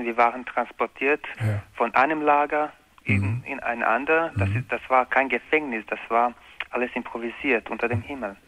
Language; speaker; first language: German; non-native, learner; Croatian